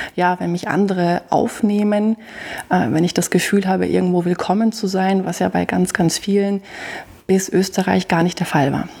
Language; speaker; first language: German; native; German